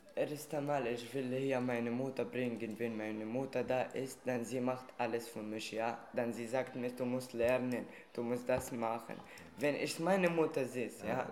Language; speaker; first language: German; non-native, fluent; Arabic